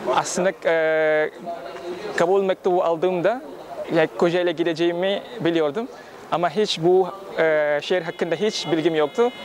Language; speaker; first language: Turkish; non-native, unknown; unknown